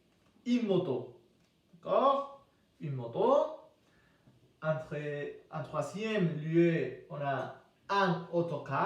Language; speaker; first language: French; non-native, fluent; Spanish